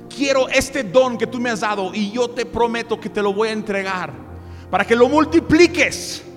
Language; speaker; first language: Spanish; early bilingual, other home language; English